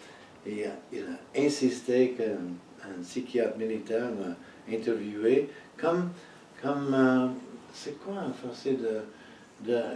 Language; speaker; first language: French; non-native, learner; English